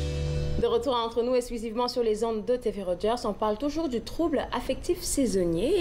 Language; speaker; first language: French; native; French